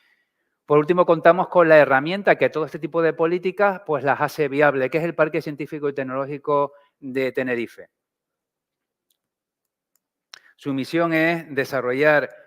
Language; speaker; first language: Spanish; native; Spanish